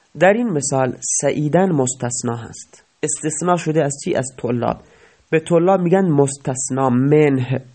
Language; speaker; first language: Persian; non-native, local second language; Baluchi